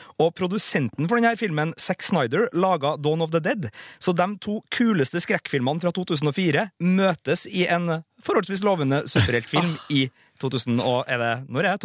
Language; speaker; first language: Norwegian; native; Norwegian